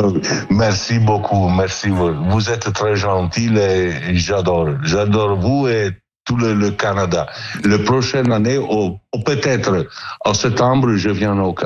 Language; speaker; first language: French; non-native, learner; Italian